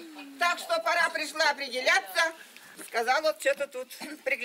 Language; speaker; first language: Russian; native; Russian